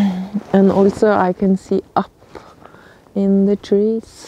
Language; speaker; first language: English; non-native, learner; Norwegian